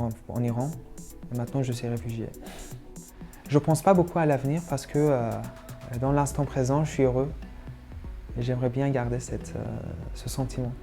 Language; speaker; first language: French; non-native, fluent; Persian